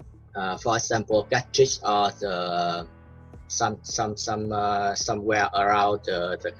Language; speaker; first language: English; non-native, learner; Vietnamese